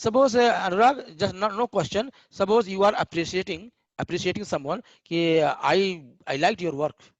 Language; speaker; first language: English; non-native, learner; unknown